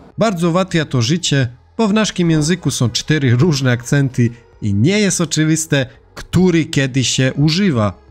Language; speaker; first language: Polish; non-native, fluent; Serbian